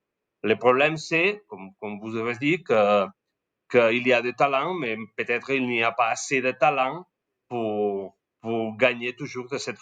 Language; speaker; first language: French; non-native, learner; Spanish